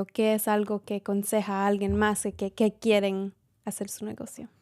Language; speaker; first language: Spanish; early bilingual, heritage; Spanish